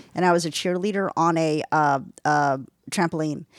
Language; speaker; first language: English; native; English